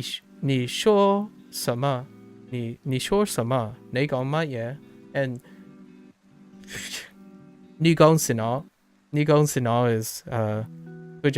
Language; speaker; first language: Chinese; non-native, learner; English